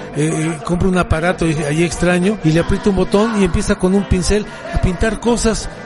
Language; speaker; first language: Spanish; native; Spanish